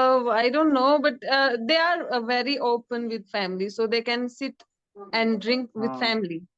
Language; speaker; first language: English; non-native, learner; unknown